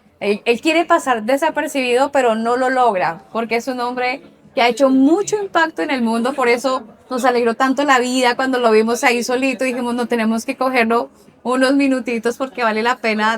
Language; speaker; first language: Spanish; native; Spanish